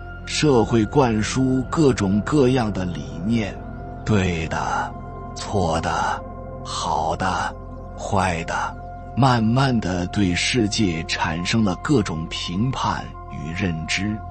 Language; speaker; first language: Chinese; native; Chinese